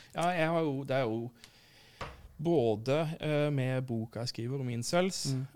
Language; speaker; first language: Norwegian; native; Norwegian